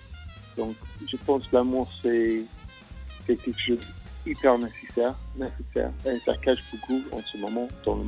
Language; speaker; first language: French; non-native, fluent; English